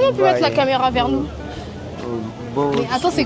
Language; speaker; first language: French; native; French